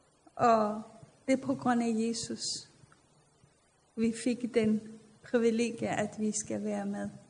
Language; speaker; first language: Danish; non-native, fluent; Persian